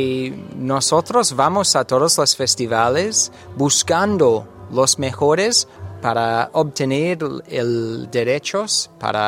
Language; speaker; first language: Spanish; non-native, learner; English